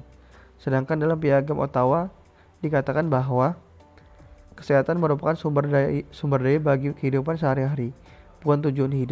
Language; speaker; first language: Indonesian; native; Indonesian